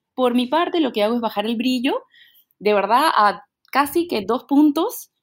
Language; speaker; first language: Spanish; native; Spanish